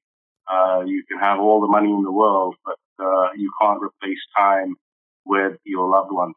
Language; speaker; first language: English; native; English